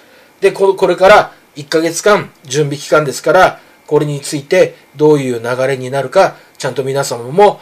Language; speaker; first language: Japanese; native; Japanese